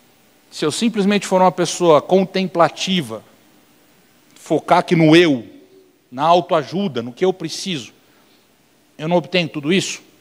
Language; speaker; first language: Portuguese; native; Portuguese